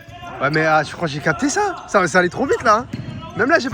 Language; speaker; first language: French; native; French